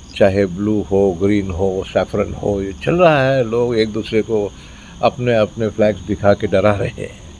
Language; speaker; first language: Hindi; native; Hindi